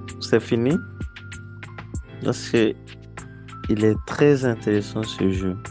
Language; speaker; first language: French; non-native, learner; Yoruba